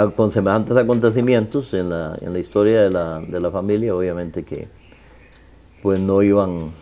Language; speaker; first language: Spanish; native; Spanish